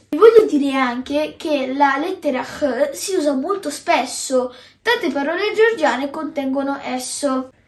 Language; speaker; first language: Italian; non-native, learner; Georgian